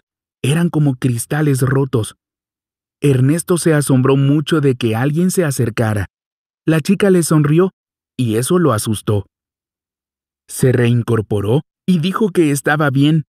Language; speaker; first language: Spanish; native; Spanish